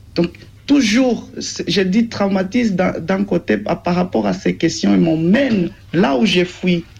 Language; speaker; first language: French; non-native, fluent; Portuguese